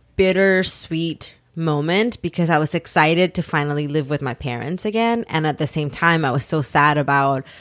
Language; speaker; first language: English; early bilingual, other home language; Spanish